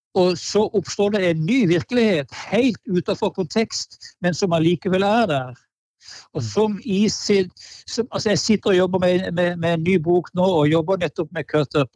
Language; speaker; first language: Norwegian; native; Norwegian